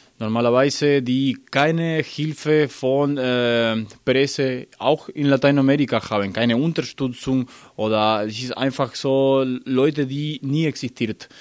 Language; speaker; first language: German; non-native, learner; Spanish